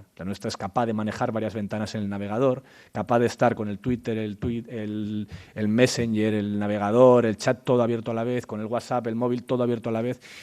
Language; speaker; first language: Spanish; native; Spanish